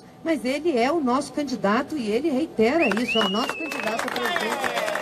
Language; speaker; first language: Portuguese; native; Portuguese